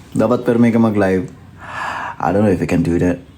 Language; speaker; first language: Filipino; non-native, local second language; Cebuano